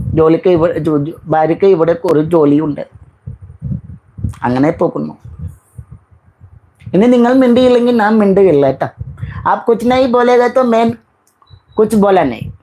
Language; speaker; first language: Malayalam; non-native, learner; Bangla